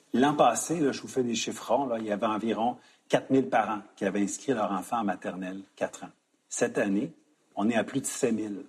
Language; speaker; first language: French; native; French